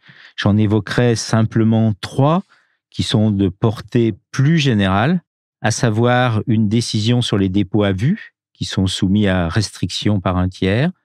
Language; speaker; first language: French; native; French